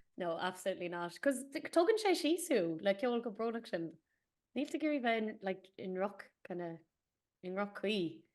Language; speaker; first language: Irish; native; Irish